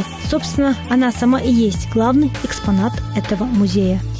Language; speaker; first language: Russian; native; Russian